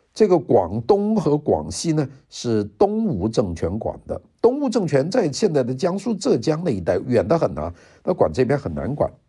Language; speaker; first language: Chinese; non-native, local second language; Cantonese